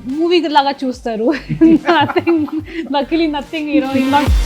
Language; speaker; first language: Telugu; non-native, fluent; Hindi